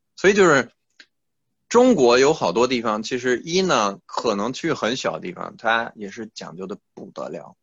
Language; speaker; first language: Chinese; non-native, fluent; French